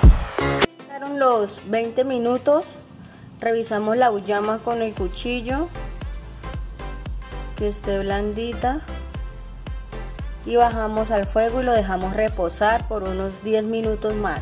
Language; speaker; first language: Spanish; native; Spanish